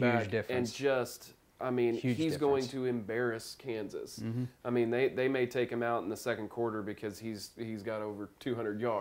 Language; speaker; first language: English; native; English